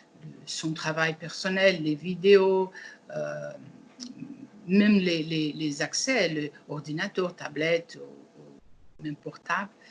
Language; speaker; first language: French; non-native, learner; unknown